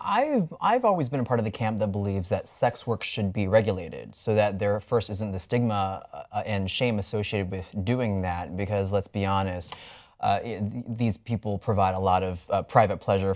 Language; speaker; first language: English; native; English